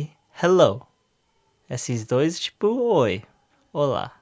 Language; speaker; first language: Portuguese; non-native, learner; English